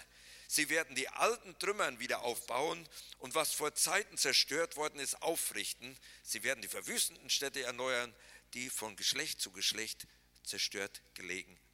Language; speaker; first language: German; native; German